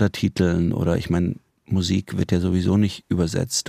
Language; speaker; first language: German; native; German